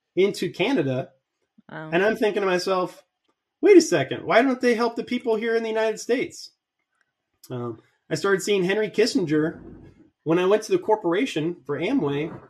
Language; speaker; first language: English; native; English